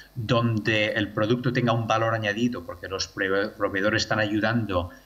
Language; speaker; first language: Spanish; non-native, local second language; Catalan